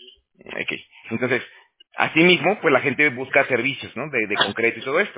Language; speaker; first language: Spanish; native; Spanish